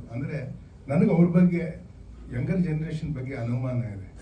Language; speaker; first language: Kannada; native; Kannada